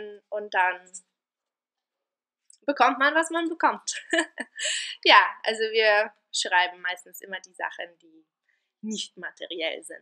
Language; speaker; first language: German; non-native, fluent; Bulgarian